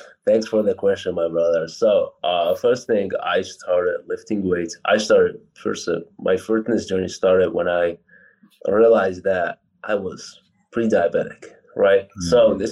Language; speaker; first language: English; non-native, fluent; Arabic